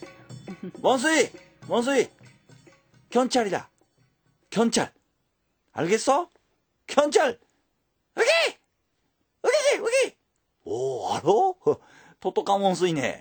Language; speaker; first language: Korean; early bilingual, heritage; Japanese